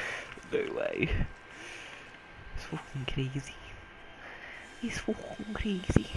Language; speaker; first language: English; native; English